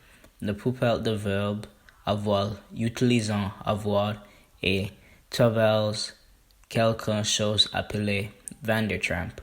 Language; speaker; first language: French; non-native, learner; English